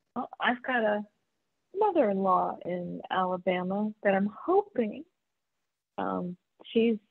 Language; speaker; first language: English; native; English